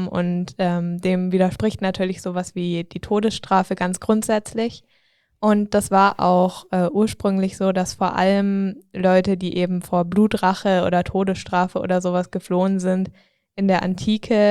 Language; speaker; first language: German; native; German